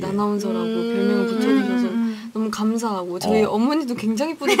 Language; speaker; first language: Korean; native; Korean